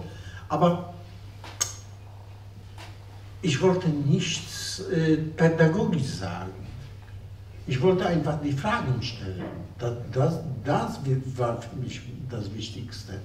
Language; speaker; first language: German; non-native, fluent; Polish